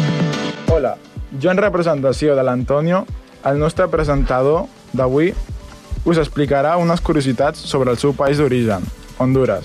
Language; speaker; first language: Catalan; non-native, learner; Spanish